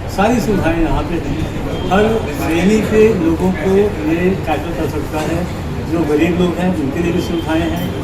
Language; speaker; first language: Hindi; non-native, local second language; Marathi